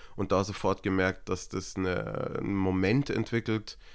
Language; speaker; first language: German; native; German